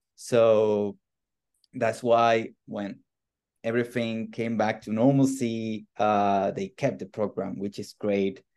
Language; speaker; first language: English; non-native, fluent; Spanish